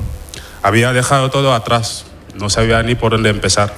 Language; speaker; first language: Spanish; non-native, fluent; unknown